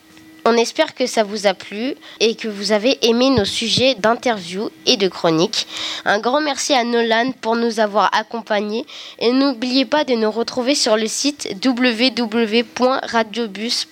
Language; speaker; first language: French; native; French